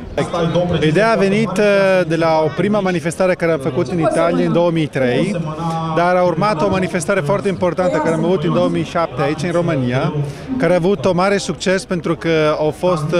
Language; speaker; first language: Romanian; non-native, fluent; Italian